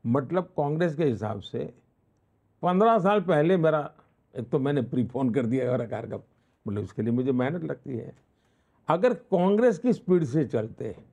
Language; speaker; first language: Hindi; non-native, local second language; Gujarati